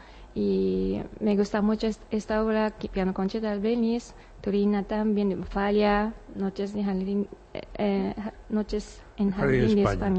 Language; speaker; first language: Spanish; non-native, learner; Japanese